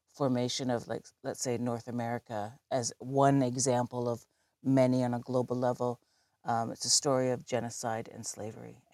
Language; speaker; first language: English; native; English